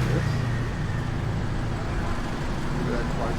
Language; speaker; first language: English; non-native, fluent; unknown